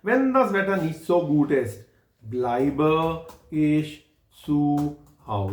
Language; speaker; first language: German; non-native, fluent; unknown